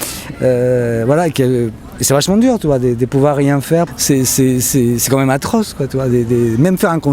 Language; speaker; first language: French; non-native, fluent; Spanish